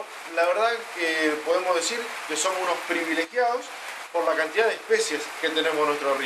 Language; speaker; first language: Spanish; native; Spanish